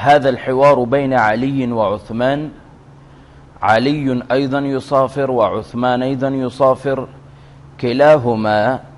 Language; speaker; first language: Arabic; non-native, fluent; Urdu